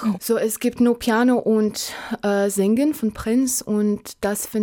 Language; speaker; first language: German; non-native, learner; Polish